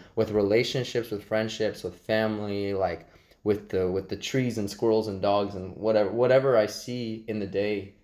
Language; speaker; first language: English; native; English